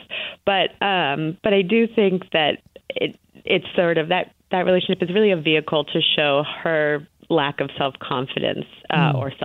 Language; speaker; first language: English; native; English